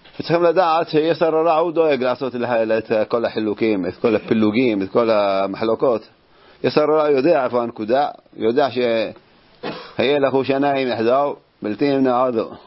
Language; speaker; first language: Hebrew; native; Hebrew